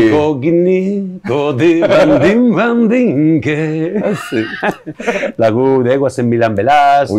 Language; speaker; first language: Indonesian; non-native, learner; Spanish